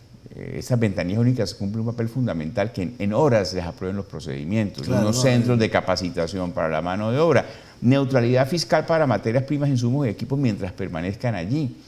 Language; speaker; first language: Spanish; native; Spanish